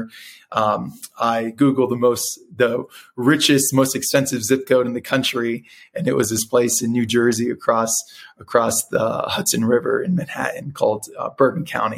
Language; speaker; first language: English; early bilingual, other home language; Spanish